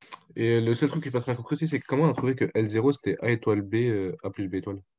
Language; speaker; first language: French; native; French